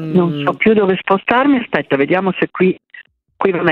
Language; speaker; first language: Italian; native; Italian